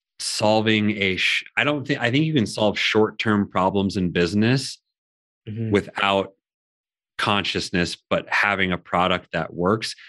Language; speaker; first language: English; native; English